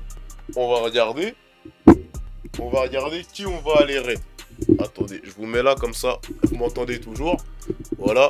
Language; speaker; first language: French; native; French